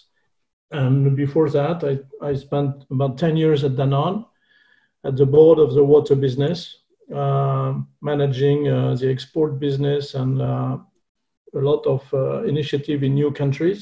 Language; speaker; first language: English; non-native, fluent; French